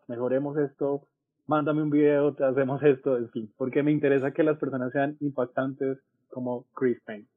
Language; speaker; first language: Spanish; native; Spanish